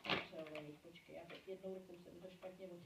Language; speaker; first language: Czech; native; Czech